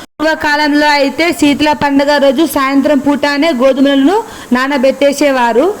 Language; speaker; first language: Telugu; non-native, local second language; Lambadi